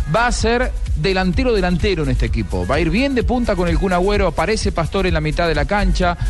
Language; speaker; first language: Spanish; native; Spanish